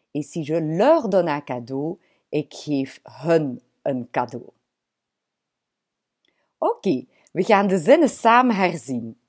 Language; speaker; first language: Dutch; non-native, local second language; French